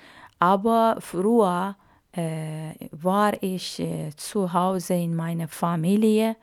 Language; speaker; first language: German; non-native, learner; Arabic